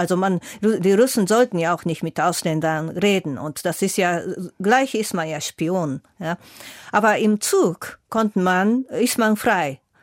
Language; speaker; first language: German; non-native, fluent; Japanese